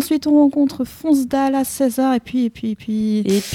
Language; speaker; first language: French; native; French